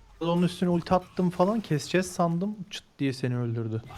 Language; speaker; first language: Turkish; native; Turkish